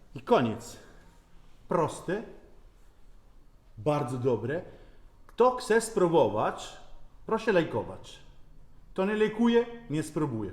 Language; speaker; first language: Polish; non-native, learner; Italian